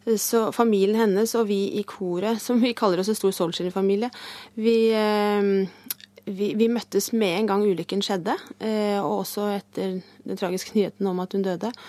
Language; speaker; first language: Norwegian; native; Norwegian